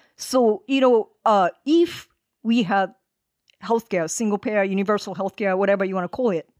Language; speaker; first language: English; non-native, fluent; Japanese